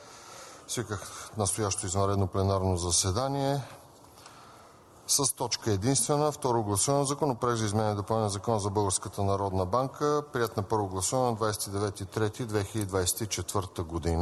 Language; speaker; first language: Bulgarian; native; Bulgarian